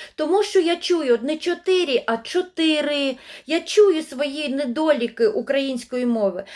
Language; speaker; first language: Ukrainian; non-native, local second language; Russian